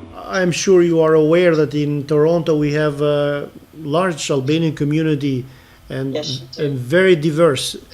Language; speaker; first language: English; non-native, fluent; Albanian